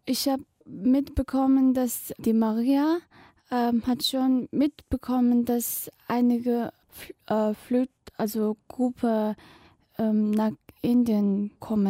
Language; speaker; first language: German; non-native, fluent; Tibetan